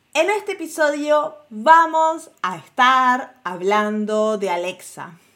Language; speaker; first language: Spanish; native; Spanish